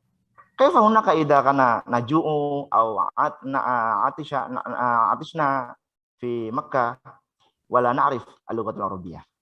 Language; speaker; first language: Arabic; non-native, fluent; Indonesian